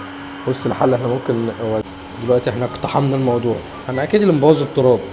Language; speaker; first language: Arabic; native; Arabic